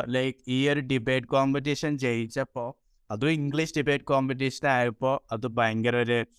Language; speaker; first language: Malayalam; early bilingual, heritage; Malayalam